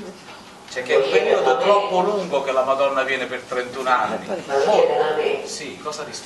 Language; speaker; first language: Italian; native; Italian